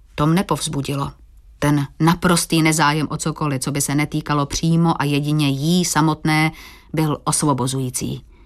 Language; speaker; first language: Czech; early bilingual, heritage; Portuguese